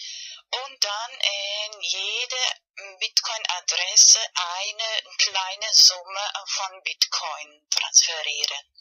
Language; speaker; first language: German; non-native, fluent; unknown